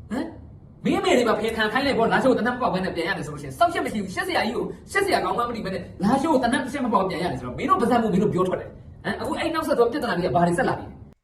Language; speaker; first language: Burmese; native; Burmese